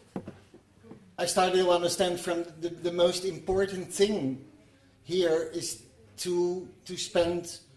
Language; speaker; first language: English; non-native, fluent; Dutch